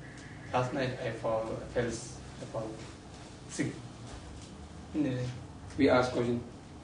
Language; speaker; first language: English; non-native, learner; Tibetan